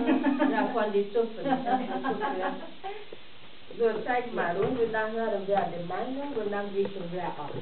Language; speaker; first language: German; non-native, fluent; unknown